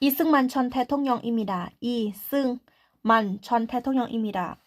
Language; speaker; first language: Korean; non-native, learner; Thai